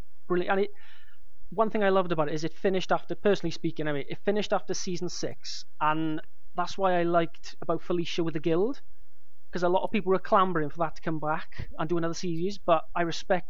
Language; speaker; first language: English; native; English